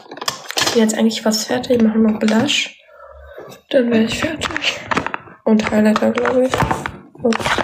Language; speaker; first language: German; early bilingual, other home language; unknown